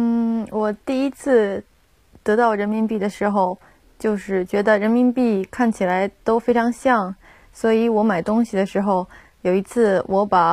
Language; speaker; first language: Chinese; non-native, fluent; Japanese